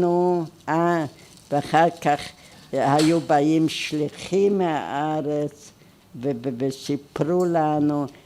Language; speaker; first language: Hebrew; non-native, fluent; Hungarian